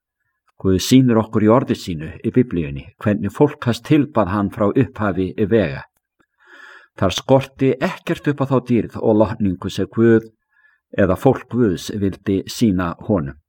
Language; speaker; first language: Icelandic; native; Icelandic